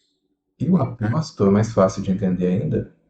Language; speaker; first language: Portuguese; native; Portuguese